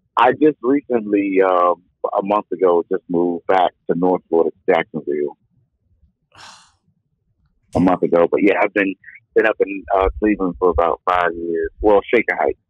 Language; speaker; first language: English; native; English